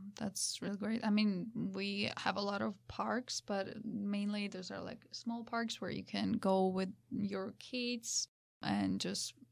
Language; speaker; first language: English; non-native, fluent; Georgian